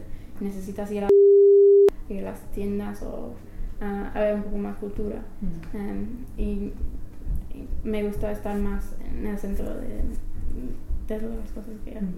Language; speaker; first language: Spanish; non-native, fluent; English